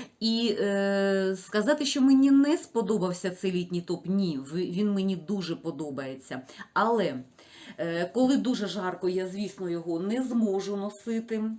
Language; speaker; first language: Ukrainian; non-native, local second language; Russian